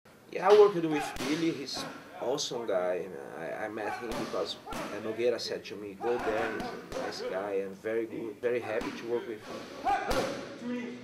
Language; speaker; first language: English; non-native, fluent; Portuguese